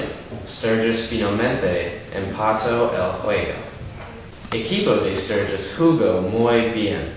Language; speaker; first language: Spanish; non-native, learner; English